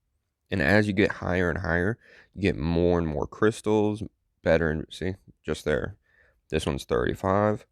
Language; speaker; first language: English; native; English